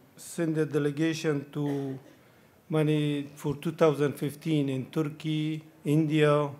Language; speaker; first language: English; non-native, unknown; Persian